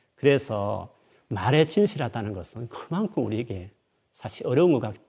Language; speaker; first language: Korean; native; Korean